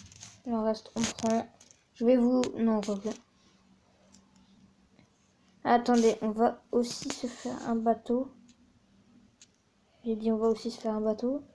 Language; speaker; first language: French; native; French